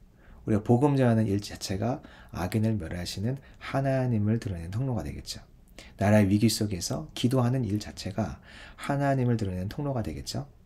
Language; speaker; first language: Korean; native; Korean